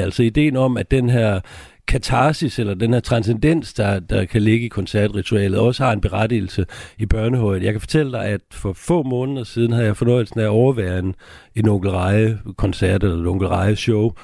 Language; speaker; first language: Danish; native; Danish